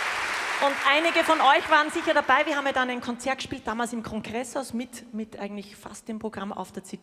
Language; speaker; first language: German; native; German